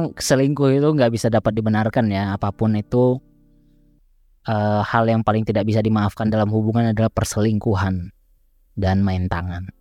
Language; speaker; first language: Indonesian; native; Indonesian